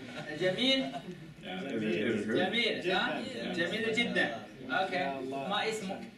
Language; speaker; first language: Arabic; non-native, learner; Chinese